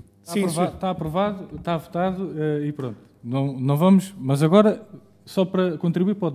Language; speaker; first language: Portuguese; native; Portuguese